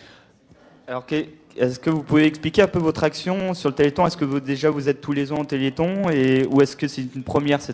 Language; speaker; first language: French; native; French